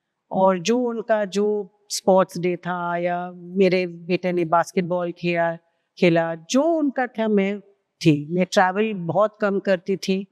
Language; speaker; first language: Hindi; non-native, local second language; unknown